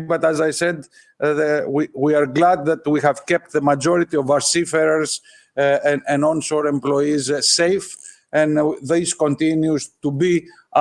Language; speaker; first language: English; non-native, fluent; Greek